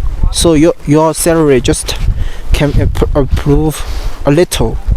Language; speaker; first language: English; non-native, learner; Chinese